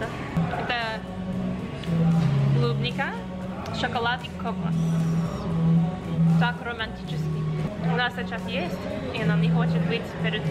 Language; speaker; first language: Russian; non-native, learner; English